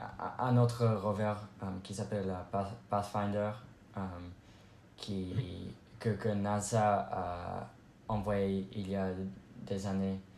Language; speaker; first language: French; non-native, learner; English